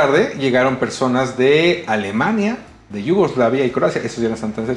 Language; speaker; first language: Spanish; native; Spanish